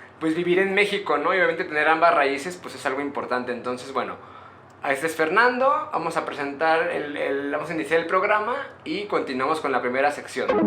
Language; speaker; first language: Spanish; native; Spanish